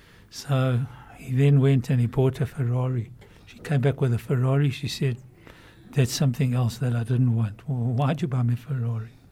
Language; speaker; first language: English; native; English